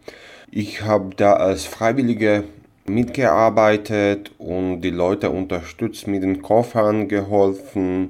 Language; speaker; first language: German; non-native, local second language; Slovak